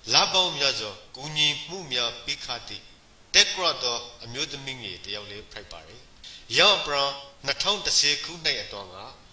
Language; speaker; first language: Burmese; native; Burmese